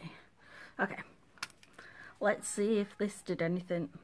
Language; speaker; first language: English; native; English